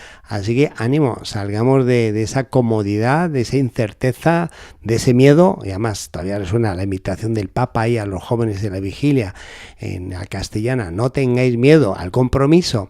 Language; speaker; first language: Spanish; native; Spanish